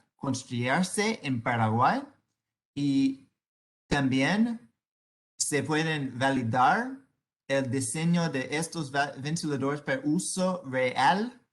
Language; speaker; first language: Spanish; non-native, learner; English